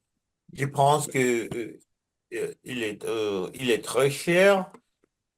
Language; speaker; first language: French; non-native, learner; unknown